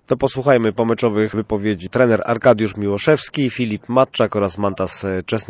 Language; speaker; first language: Polish; native; Polish